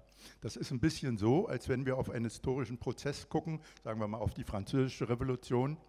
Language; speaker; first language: German; native; German